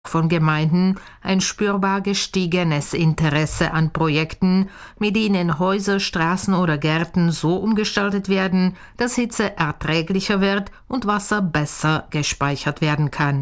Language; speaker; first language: German; non-native, fluent; Czech